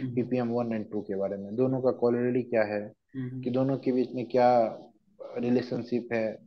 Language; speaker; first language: Hindi; native; Hindi